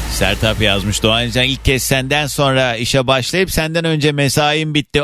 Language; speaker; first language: Turkish; native; Turkish